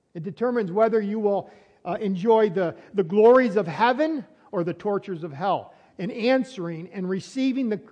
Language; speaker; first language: English; native; English